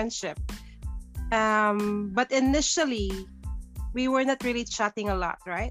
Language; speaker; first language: English; non-native, local second language; Cebuano